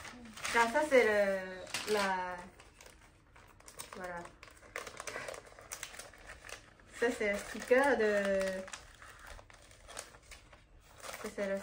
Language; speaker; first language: French; non-native, learner; Japanese